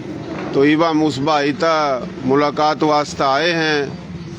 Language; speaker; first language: Hindi; non-native, local second language; Marwari